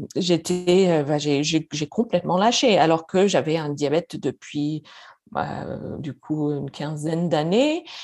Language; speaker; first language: French; non-native, fluent; English